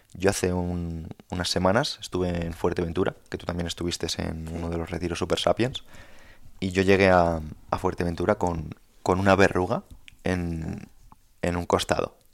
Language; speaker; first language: Spanish; native; Spanish